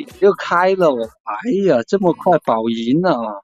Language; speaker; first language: Chinese; native; Chinese